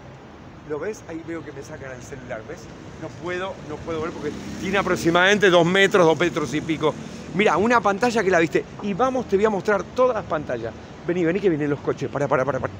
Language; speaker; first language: Spanish; native; Spanish